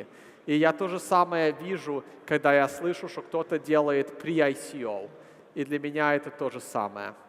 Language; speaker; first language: Russian; early bilingual, heritage; Russian